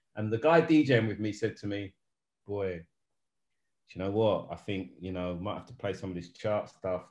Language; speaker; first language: English; native; English